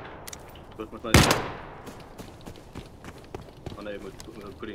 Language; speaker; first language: Swedish; native; Swedish